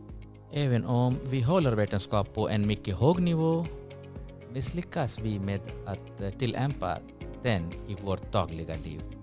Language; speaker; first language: Swedish; non-native, fluent; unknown